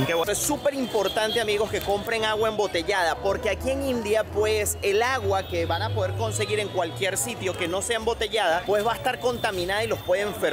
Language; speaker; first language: Spanish; native; Spanish